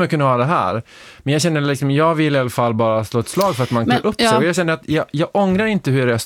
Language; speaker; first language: Swedish; native; Swedish